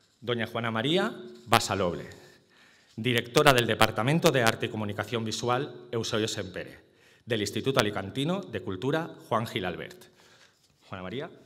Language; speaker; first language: Spanish; native; Spanish